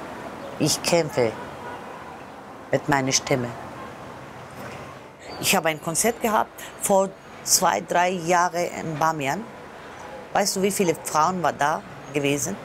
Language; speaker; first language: German; non-native, learner; Persian